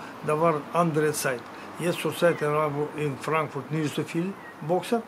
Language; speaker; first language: German; non-native, learner; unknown